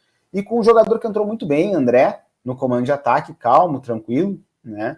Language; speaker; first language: Portuguese; native; Portuguese